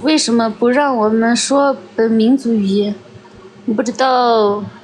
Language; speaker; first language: Chinese; non-native, local second language; Tibetan